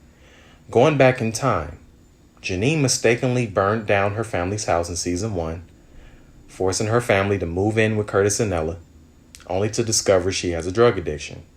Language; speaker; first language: English; native; English